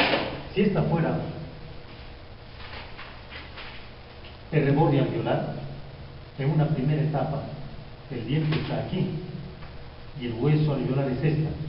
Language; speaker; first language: Spanish; native; Spanish